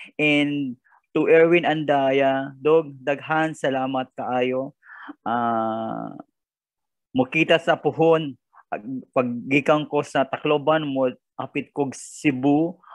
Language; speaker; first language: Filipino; non-native, local second language; Cebuano